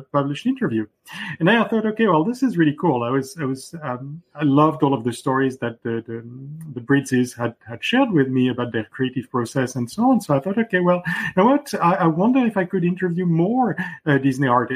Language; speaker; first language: English; non-native, fluent; French